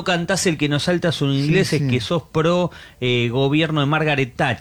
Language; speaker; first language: Spanish; native; Spanish